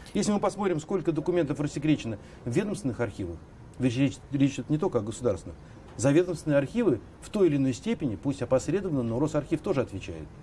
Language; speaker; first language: Russian; native; Russian